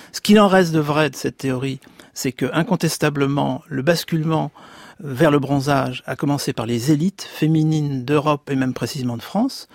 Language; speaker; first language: French; native; French